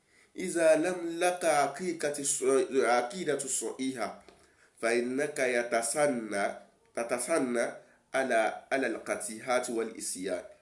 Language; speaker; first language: Arabic; non-native, learner; Yoruba